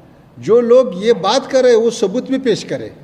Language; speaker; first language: Hindi; non-native, learner; Pashto